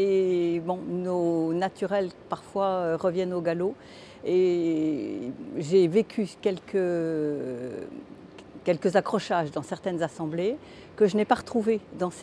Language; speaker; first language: French; native; French